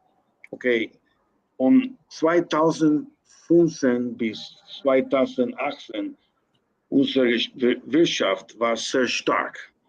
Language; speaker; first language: German; non-native, learner; Spanish